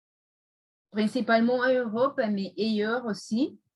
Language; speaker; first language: French; non-native, fluent; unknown